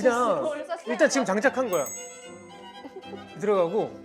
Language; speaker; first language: Korean; native; Korean